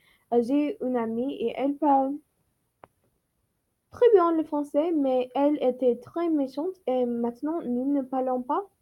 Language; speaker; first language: French; non-native, learner; English